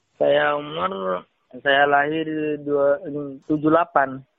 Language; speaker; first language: Indonesian; non-native, learner; Rohingya